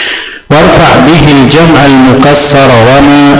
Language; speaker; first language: Arabic; non-native, fluent; Indonesian